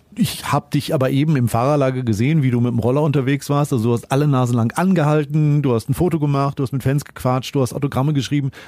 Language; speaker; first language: German; native; German